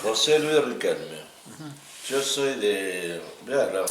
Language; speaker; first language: Spanish; native; Spanish